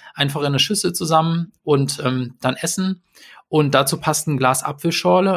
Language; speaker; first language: German; native; German